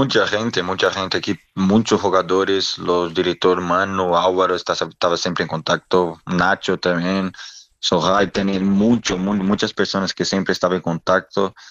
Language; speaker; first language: Spanish; non-native, learner; Portuguese